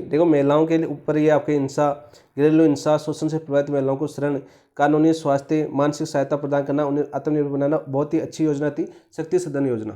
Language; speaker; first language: Hindi; native; Hindi